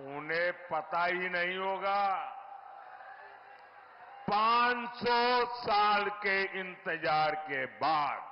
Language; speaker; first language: Hindi; non-native, local second language; Gujarati